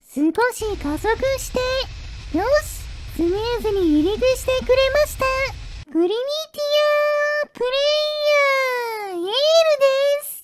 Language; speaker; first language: Japanese; native; Japanese